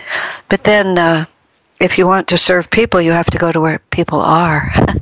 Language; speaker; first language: English; native; English